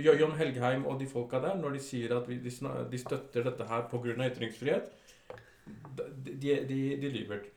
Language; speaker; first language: Norwegian; early bilingual, other home language; Urdu